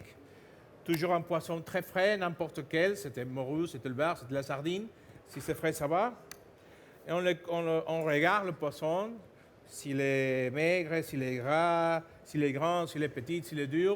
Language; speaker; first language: French; non-native, fluent; Spanish